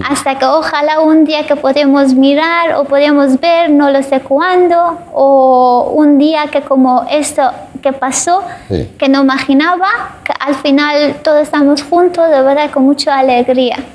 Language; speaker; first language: Spanish; non-native, fluent; Persian